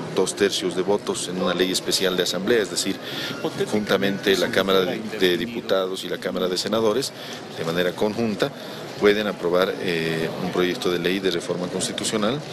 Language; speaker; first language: Spanish; native; Spanish